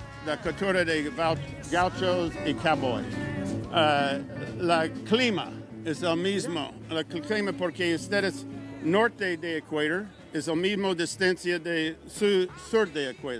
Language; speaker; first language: Spanish; non-native, learner; English